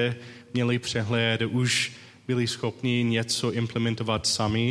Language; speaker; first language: Czech; non-native, learner; English